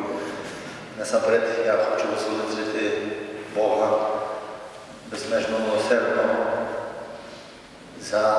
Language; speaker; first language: Ukrainian; non-native, fluent; Polish